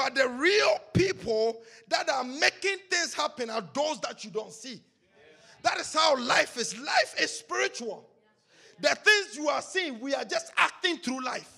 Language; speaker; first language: English; non-native, local second language; Akan